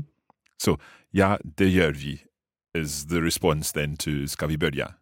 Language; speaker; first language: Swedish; non-native, learner; English